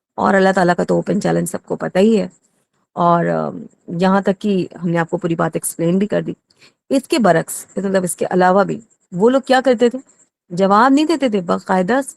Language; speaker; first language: Urdu; native; Urdu